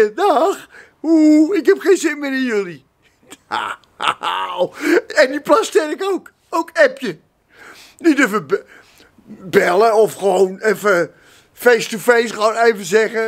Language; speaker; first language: Dutch; native; Dutch